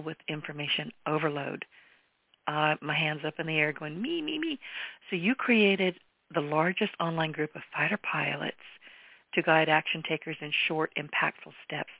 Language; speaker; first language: English; native; English